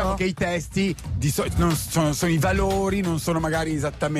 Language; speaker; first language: Italian; native; Italian